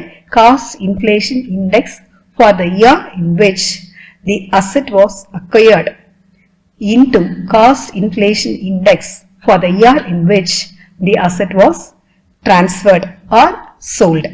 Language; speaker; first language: English; non-native, local second language; Tamil